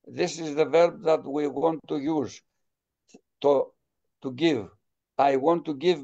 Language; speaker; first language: English; non-native, fluent; Greek